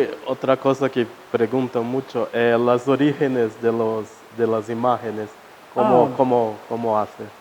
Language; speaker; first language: Spanish; non-native, learner; Portuguese